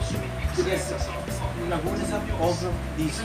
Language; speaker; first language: English; non-native, learner; Italian